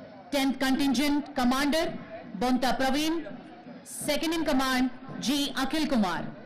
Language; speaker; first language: English; non-native, local second language; Telugu